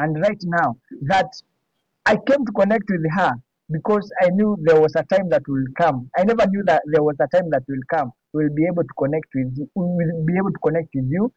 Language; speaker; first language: English; non-native, local second language; Swahili